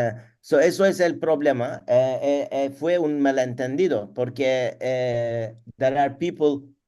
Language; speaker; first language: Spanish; non-native, learner; Turkish